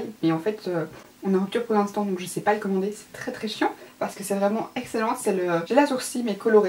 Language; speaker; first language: French; native; French